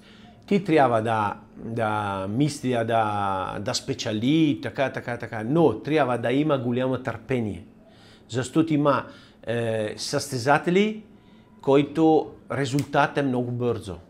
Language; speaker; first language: Bulgarian; non-native, learner; Italian